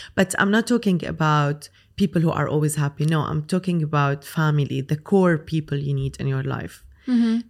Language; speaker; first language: English; non-native, fluent; Arabic